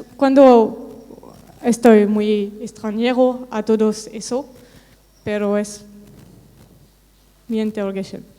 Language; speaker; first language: Spanish; non-native, learner; French